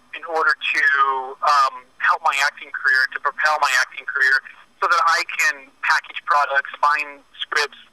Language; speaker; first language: English; native; English